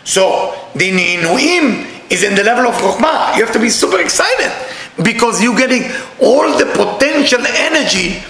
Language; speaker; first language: English; non-native, learner; Hebrew